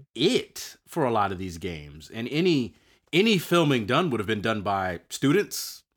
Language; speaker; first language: English; native; English